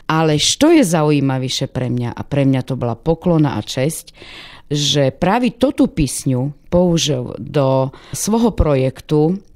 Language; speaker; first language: Slovak; non-native, local second language; Rusyn